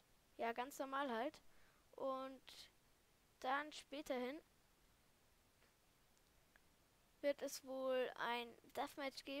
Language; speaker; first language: German; native; German